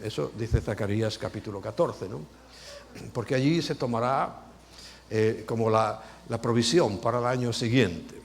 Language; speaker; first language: Spanish; native; Spanish